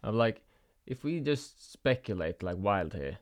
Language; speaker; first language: English; non-native, fluent; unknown